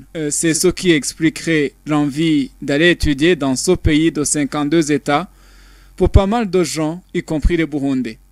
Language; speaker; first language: French; non-native, local second language; Rundi